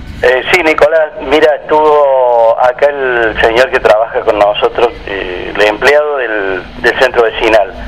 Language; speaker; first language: Spanish; native; Spanish